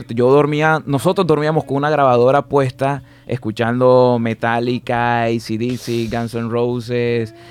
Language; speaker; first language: Spanish; native; Spanish